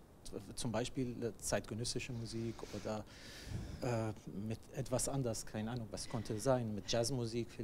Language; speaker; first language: German; non-native, learner; Arabic